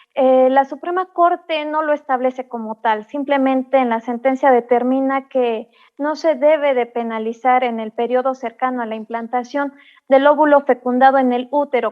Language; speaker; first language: Spanish; native; Spanish